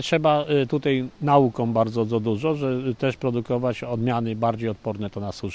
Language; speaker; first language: Polish; native; Polish